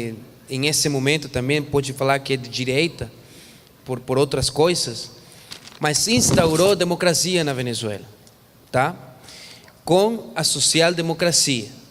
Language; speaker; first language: Portuguese; non-native, fluent; Spanish